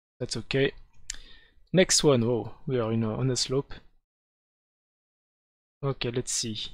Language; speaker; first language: English; non-native, learner; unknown